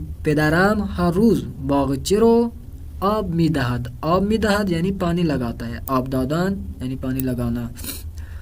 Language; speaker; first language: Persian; non-native, fluent; Urdu